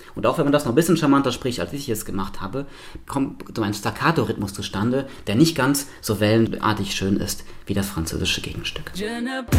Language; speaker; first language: German; non-native, local second language; Luxembourgish